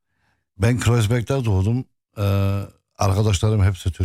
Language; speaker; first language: Turkish; non-native, local second language; Arabic